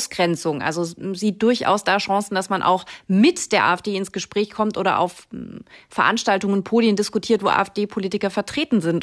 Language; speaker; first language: German; native; German